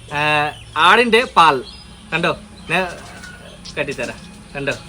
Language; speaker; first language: Malayalam; non-native, learner; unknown